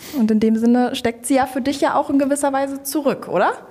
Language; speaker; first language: German; native; German